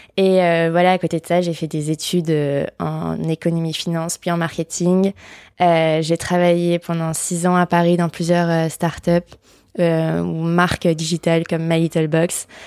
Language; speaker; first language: French; native; French